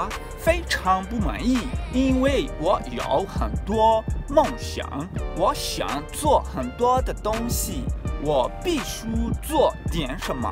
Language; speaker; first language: Chinese; non-native, fluent; Portuguese